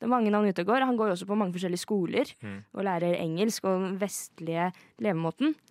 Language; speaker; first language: Norwegian; native; Norwegian